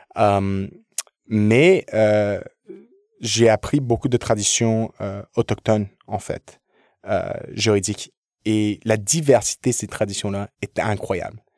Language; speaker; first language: French; early bilingual, other home language; English